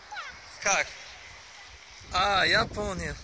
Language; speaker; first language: Russian; non-native, learner; Turkish